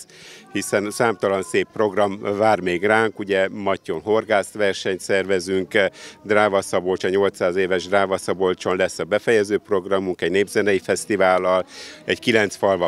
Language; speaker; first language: Hungarian; native; Hungarian